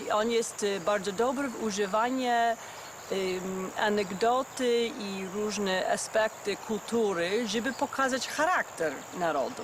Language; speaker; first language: Polish; non-native, fluent; English